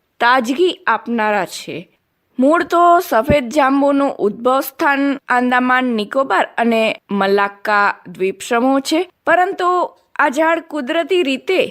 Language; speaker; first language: Gujarati; non-native, local second language; Kachhi